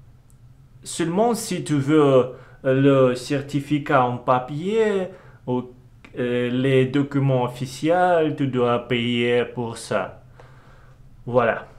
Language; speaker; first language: French; non-native, learner; Russian